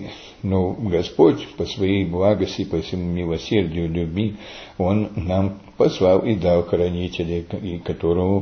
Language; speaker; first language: Russian; early bilingual, heritage; Russian